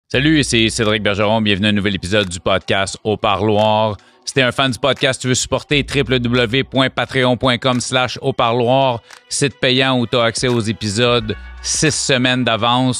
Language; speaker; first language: French; native; French